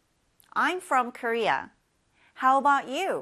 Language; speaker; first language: English; non-native, fluent; Korean